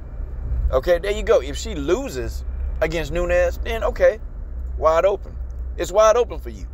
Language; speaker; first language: English; native; English